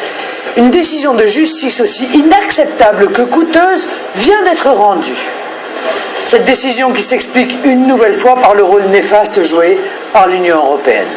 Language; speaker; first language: French; native; French